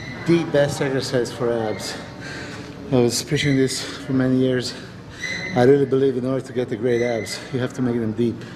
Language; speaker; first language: English; non-native, fluent; Serbian